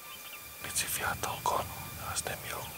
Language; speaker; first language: Hungarian; non-native, learner; Afrikaans